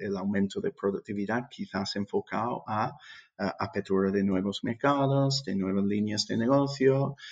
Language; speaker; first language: Spanish; non-native, fluent; English